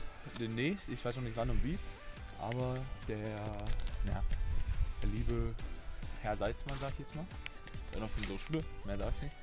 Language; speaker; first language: German; native; German